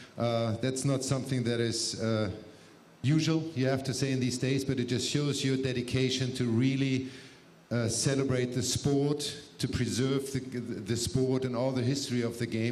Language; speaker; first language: English; non-native, fluent; German